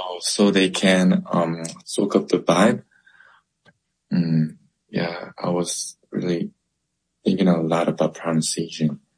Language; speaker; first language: English; non-native, learner; Korean